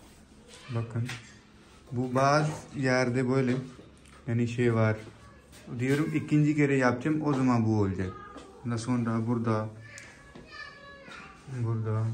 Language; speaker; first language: Turkish; non-native, learner; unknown